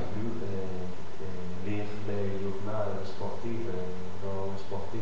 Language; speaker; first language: French; non-native, learner; Spanish